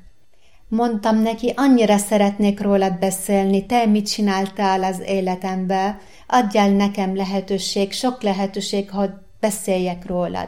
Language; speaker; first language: Hungarian; non-native, learner; Arabic